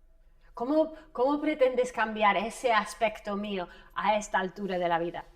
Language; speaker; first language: Spanish; non-native, fluent; English